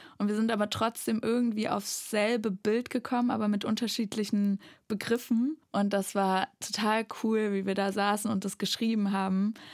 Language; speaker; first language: German; native; German